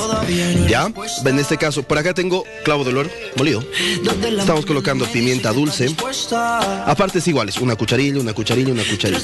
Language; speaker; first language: Spanish; native; Spanish